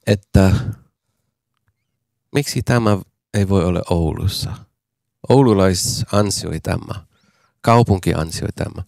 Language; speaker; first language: Finnish; non-native, fluent; English